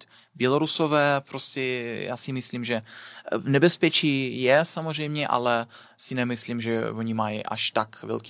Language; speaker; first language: Czech; non-native, fluent; Belarusian